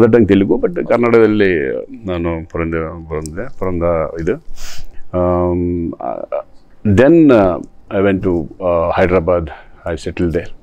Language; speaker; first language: Tamil; non-native, local second language; Telugu